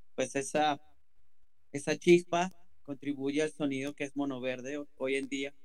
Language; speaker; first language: Spanish; native; Spanish